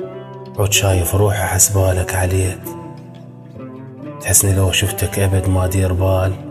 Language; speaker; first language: Arabic; native; Arabic